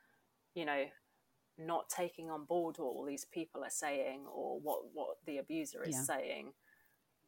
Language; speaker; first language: English; native; English